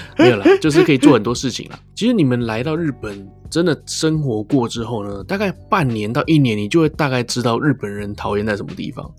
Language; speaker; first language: Chinese; native; Chinese